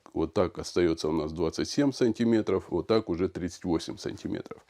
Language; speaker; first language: Russian; native; Russian